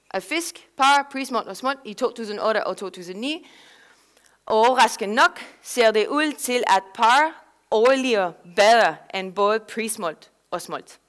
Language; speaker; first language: Danish; non-native, fluent; English